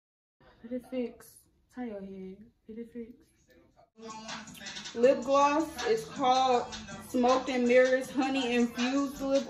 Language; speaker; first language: English; native; English